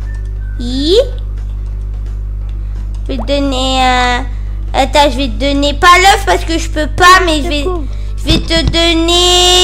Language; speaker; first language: French; native; French